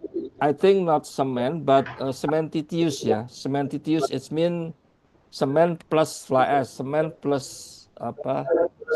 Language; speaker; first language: English; non-native, learner; Indonesian